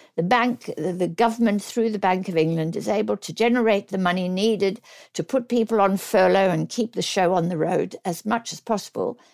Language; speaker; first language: English; native; English